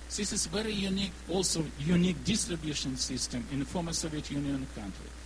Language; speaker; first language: English; non-native, learner; Ukrainian